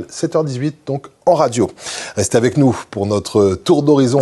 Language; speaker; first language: French; native; French